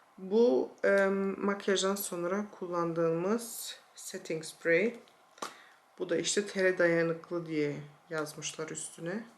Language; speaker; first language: Turkish; early bilingual, heritage; Turkish